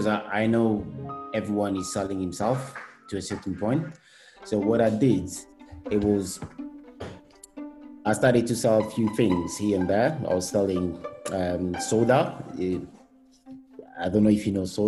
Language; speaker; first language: English; non-native, local second language; Kinyarwanda